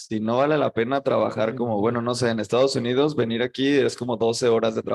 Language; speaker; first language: Spanish; native; Spanish